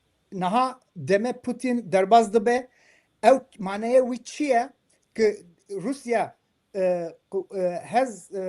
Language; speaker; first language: Kurdish; non-native, local second language; Turkish